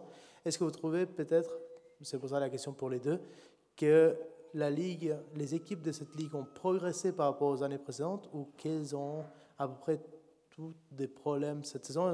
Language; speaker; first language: French; native; French